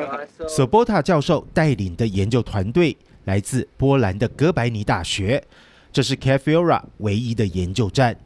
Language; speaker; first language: Chinese; native; Chinese